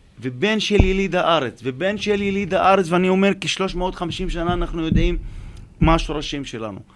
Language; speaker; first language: Hebrew; non-native, local second language; Arabic